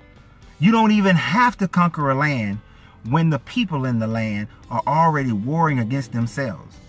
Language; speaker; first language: English; native; English